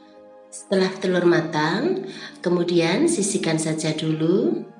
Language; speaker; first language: Indonesian; native; Indonesian